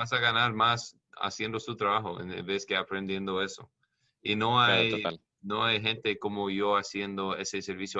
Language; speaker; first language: Spanish; non-native, learner; English